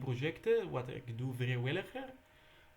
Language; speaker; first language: Dutch; non-native, learner; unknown